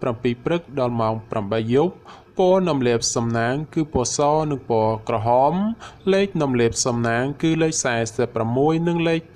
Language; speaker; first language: Khmer; native; Khmer